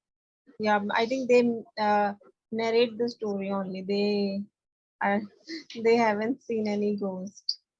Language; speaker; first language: English; non-native, learner; Hindi